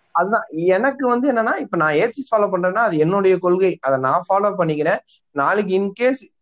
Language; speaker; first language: Tamil; native; Tamil